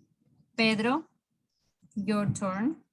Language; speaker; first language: English; non-native, fluent; Spanish